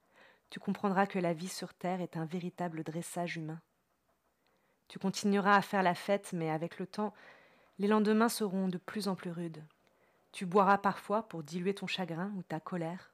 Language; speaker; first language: French; native; French